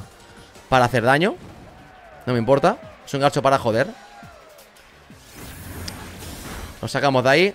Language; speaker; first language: Spanish; native; Spanish